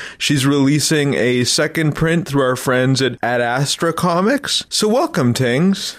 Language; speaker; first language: English; native; English